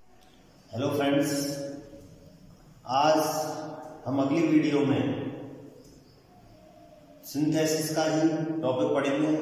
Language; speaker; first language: Hindi; native; Hindi